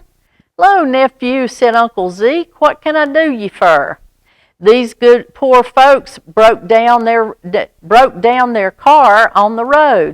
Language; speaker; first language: English; native; English